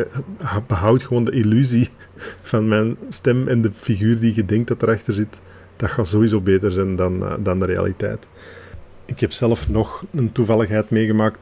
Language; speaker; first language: Dutch; native; Dutch